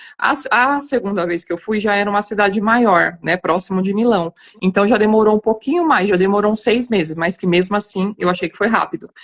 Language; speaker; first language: Portuguese; native; Portuguese